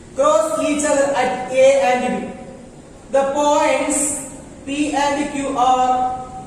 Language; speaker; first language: English; non-native, local second language; Malayalam